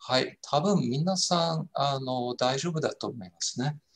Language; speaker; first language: Japanese; non-native, fluent; French